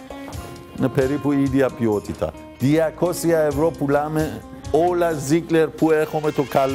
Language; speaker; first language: Greek; non-native, learner; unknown